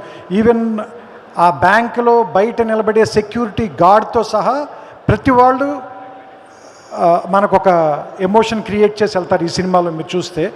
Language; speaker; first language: Telugu; native; Telugu